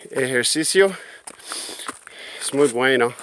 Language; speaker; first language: Spanish; non-native, learner; English